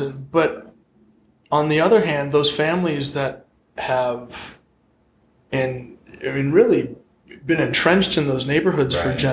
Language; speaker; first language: English; native; English